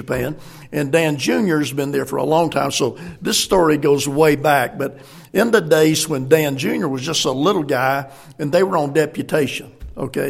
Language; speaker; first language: English; native; English